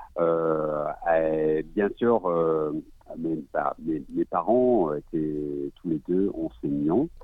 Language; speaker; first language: French; early bilingual, heritage; English